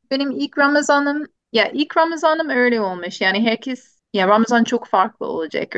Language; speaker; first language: Turkish; non-native, fluent; English